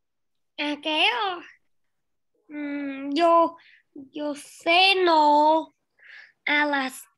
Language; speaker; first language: Spanish; non-native, learner; Vietnamese